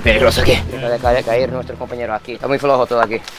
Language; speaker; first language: Spanish; non-native, fluent; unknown